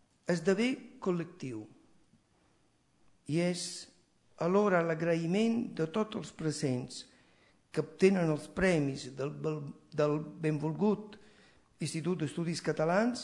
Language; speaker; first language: Catalan; non-native, fluent; Italian